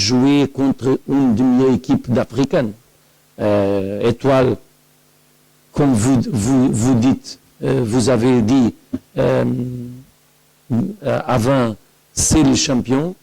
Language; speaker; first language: French; non-native, learner; Portuguese